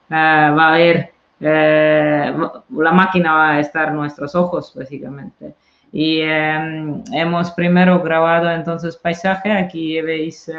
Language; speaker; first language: Spanish; non-native, fluent; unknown